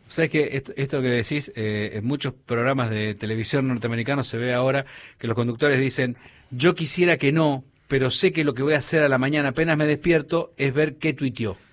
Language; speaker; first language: Spanish; native; Spanish